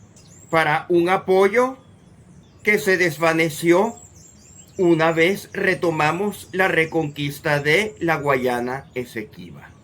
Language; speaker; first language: Spanish; native; Spanish